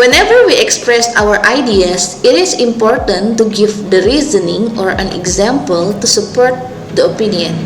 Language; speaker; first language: English; non-native, local second language; Indonesian